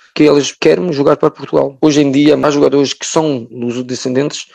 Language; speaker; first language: Portuguese; early bilingual, heritage; French